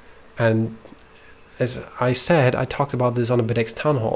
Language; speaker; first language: English; non-native, fluent; German